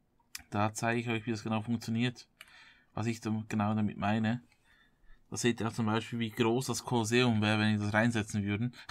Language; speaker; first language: German; native; German